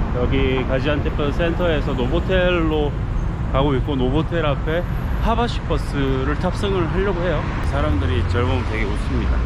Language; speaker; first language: Korean; native; Korean